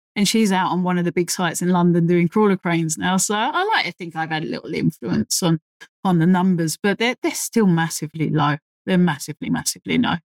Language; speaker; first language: English; native; English